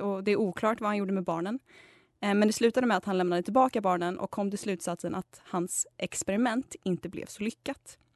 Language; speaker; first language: Swedish; native; Swedish